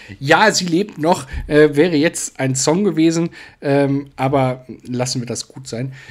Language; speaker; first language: German; native; German